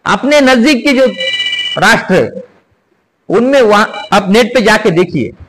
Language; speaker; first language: Hindi; non-native, local second language; Marathi